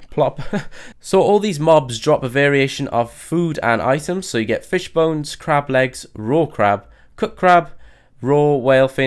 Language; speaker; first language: English; native; English